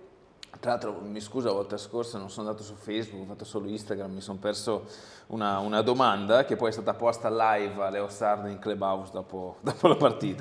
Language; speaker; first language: Italian; native; Italian